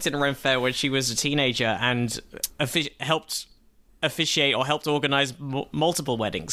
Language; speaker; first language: English; native; English